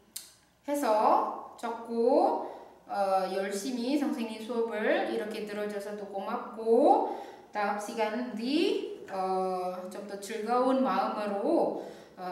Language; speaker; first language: Korean; non-native, fluent; Indonesian